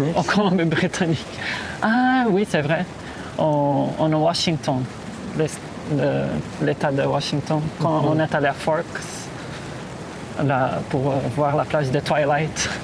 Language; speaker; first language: French; early bilingual, heritage; Portuguese